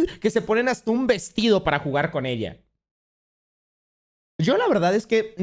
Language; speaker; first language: Spanish; native; Spanish